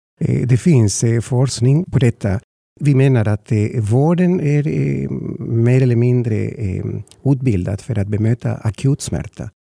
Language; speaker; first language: Swedish; non-native, fluent; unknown